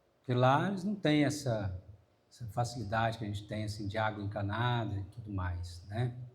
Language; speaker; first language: Portuguese; native; Portuguese